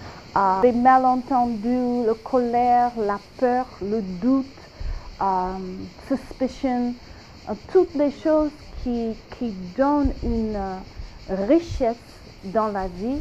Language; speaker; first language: French; non-native, fluent; English